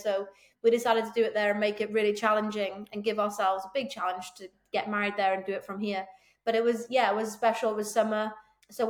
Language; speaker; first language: English; native; English